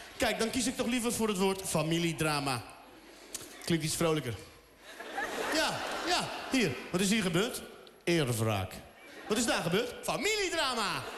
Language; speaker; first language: Dutch; early bilingual, other home language; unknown